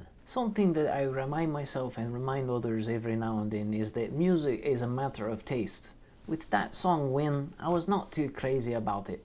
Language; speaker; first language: English; native; English